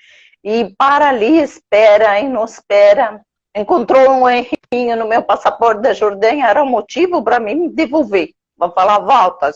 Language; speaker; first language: Portuguese; non-native, fluent; Arabic